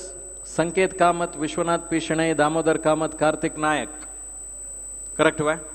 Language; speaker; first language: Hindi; non-native, local second language; Konkani